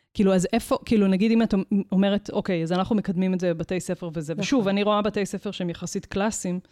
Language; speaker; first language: Hebrew; native; Hebrew